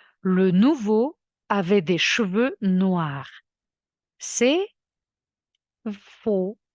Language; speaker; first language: French; non-native, fluent; Ukrainian